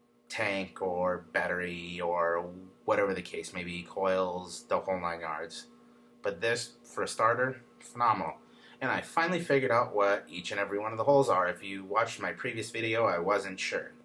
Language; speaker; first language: English; native; English